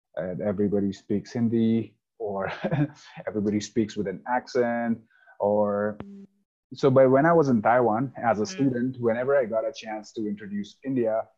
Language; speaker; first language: English; non-native, local second language; Hindi